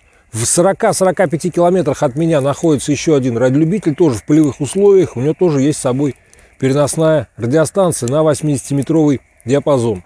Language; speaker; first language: Russian; native; Russian